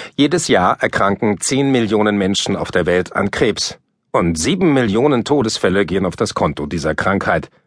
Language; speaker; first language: German; native; German